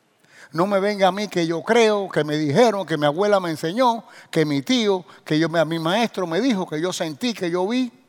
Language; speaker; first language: Spanish; native; Spanish